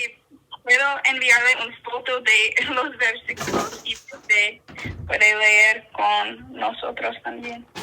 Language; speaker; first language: Spanish; non-native, learner; English